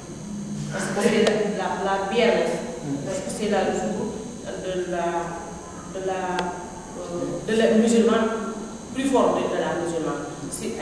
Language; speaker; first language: French; non-native, learner; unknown